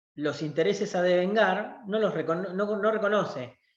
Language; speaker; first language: Spanish; native; Spanish